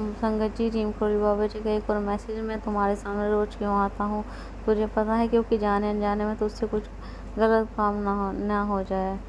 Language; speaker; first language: Hindi; native; Hindi